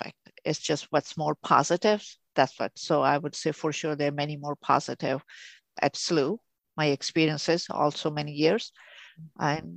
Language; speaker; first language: English; non-native, local second language; Urdu